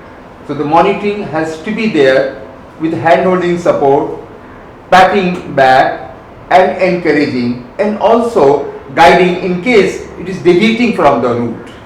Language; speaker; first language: English; non-native, local second language; Bangla